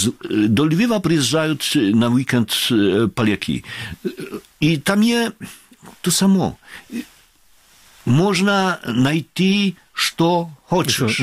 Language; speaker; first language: Ukrainian; non-native, fluent; Polish